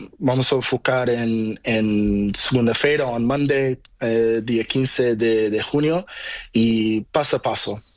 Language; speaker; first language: Spanish; non-native, local second language; Portuguese